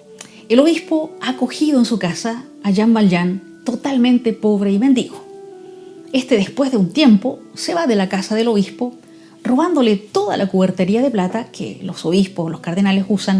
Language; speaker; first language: Spanish; native; Spanish